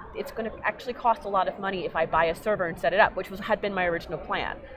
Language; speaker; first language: English; native; English